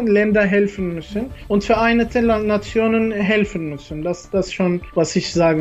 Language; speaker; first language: German; non-native, learner; Arabic